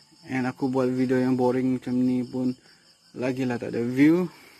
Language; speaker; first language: Malay; non-native, local second language; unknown